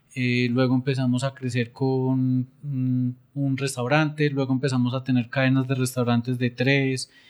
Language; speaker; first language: Spanish; native; Spanish